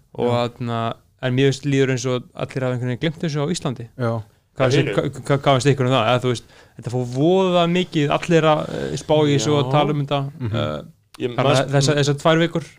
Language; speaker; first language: Icelandic; early bilingual, other home language; Portuguese